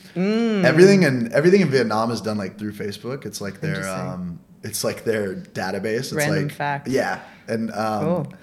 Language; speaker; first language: English; native; English